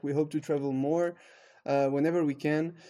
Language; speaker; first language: English; non-native, fluent; French